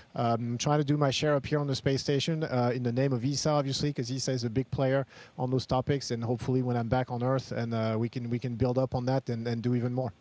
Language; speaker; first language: English; non-native, fluent; French